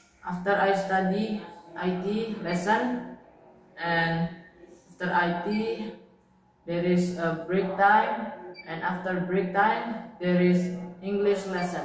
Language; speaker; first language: English; non-native, learner; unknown